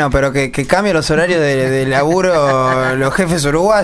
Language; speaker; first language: Spanish; native; Spanish